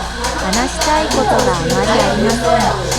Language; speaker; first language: Japanese; non-native, learner; Korean